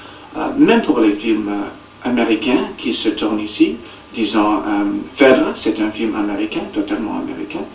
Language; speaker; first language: French; non-native, learner; English